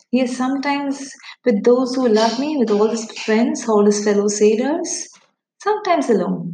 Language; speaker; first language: English; non-native, local second language; Malayalam